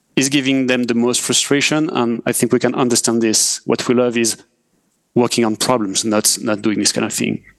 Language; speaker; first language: English; non-native, fluent; French